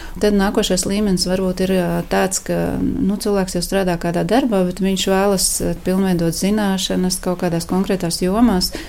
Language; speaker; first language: Latvian; native; Latvian